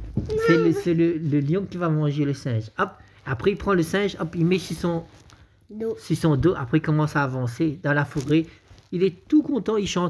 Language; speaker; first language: French; native; French